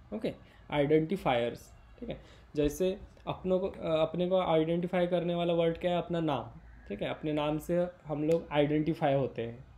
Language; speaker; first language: Hindi; non-native, local second language; Marathi